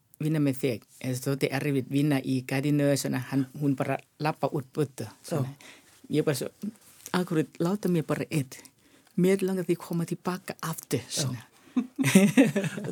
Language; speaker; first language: Icelandic; non-native, learner; Thai